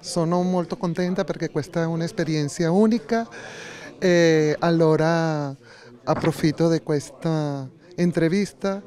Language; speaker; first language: Italian; non-native, learner; Spanish